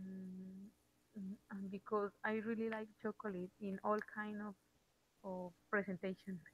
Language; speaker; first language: English; non-native, learner; Spanish